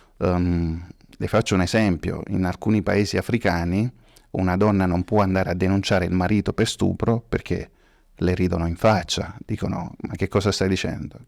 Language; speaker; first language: Italian; early bilingual, other home language; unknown